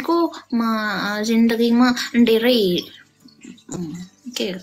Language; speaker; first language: Nepali; non-native, learner; Hindi